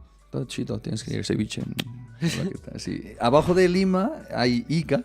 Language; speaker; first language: Spanish; non-native, fluent; Korean